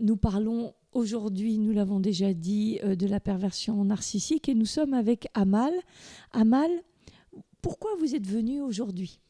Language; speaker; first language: French; native; French